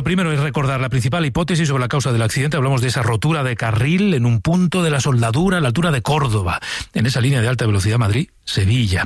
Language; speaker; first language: Spanish; native; Spanish